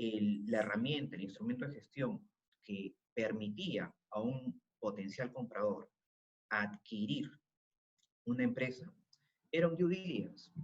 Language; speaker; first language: Spanish; native; Spanish